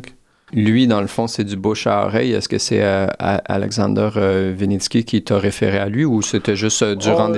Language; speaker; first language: French; native; French